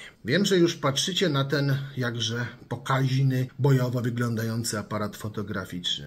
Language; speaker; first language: Polish; native; Polish